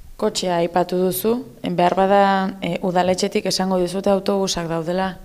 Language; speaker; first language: Basque; non-native, local second language; Spanish